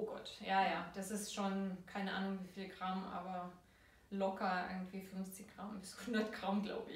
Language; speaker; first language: German; non-native, fluent; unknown